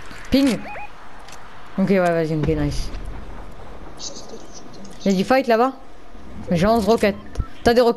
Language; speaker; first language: French; native; French